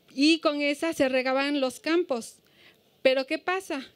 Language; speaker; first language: Spanish; native; Spanish